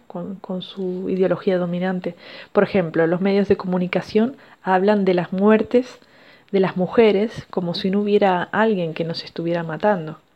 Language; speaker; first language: Spanish; native; Spanish